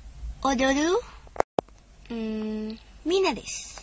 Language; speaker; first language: Japanese; non-native, learner; Indonesian